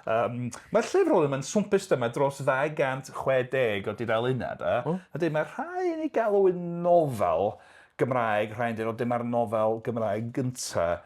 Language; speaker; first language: Welsh; native; Welsh